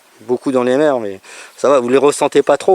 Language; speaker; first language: French; native; French